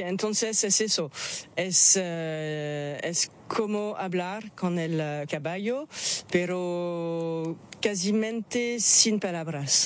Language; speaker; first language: Spanish; non-native, fluent; French